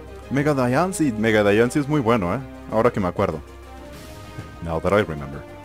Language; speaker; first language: Spanish; native; Spanish